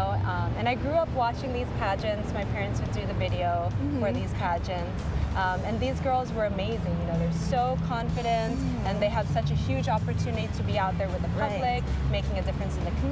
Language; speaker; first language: English; early bilingual, other home language; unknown